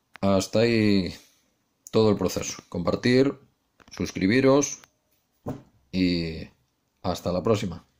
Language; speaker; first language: Spanish; native; Spanish